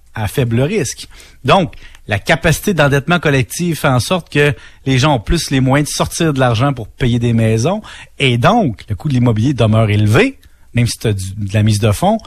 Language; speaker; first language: French; native; French